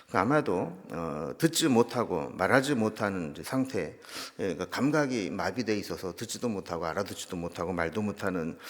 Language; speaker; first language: Korean; native; Korean